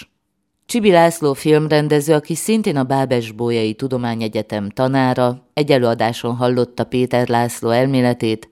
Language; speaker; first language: Hungarian; native; Hungarian